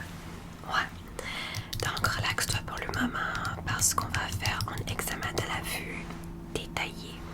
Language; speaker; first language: French; non-native, learner; English